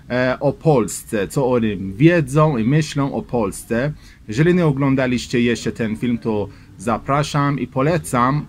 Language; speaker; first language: Polish; non-native, learner; Persian